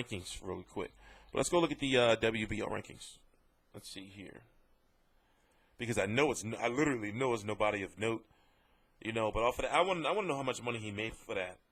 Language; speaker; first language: English; native; English